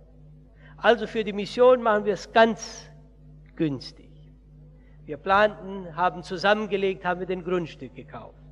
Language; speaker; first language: German; early bilingual, heritage; Portuguese